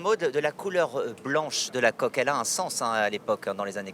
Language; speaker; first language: French; native; French